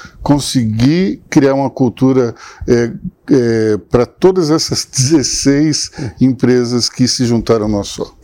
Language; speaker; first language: Portuguese; native; Portuguese